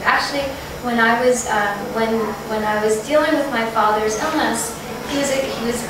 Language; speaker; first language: English; native; English